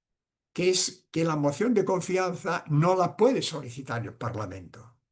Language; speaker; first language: Spanish; non-native, local second language; Catalan